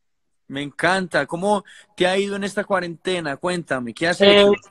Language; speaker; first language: Spanish; native; Spanish